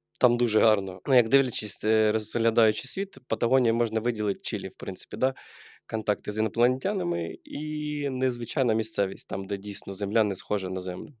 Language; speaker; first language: Ukrainian; non-native, local second language; Russian